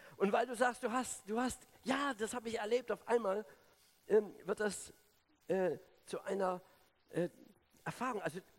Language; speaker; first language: German; native; German